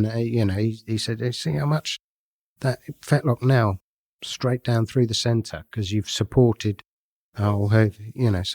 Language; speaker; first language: English; native; English